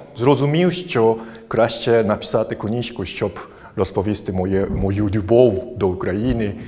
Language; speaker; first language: Ukrainian; non-native, fluent; Japanese